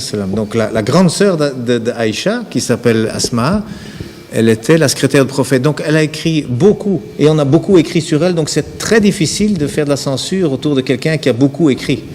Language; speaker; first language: French; native; French